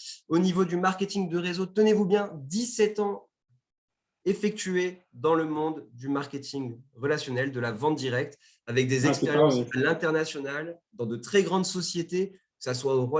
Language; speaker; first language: French; native; French